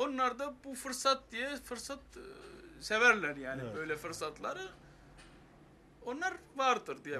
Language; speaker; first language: Turkish; non-native, fluent; Armenian